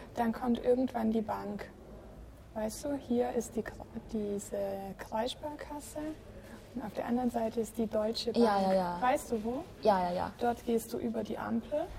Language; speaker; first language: German; native; German